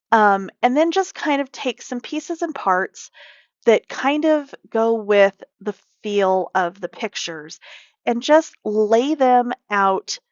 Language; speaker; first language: English; native; English